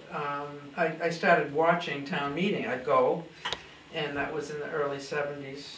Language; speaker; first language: English; native; English